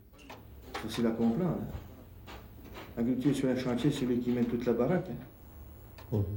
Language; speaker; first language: French; native; French